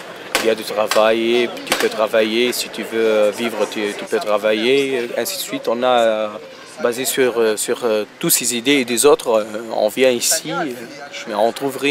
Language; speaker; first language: French; non-native, local second language; Arabic